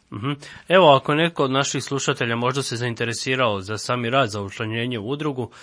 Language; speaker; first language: Serbian; native; Serbian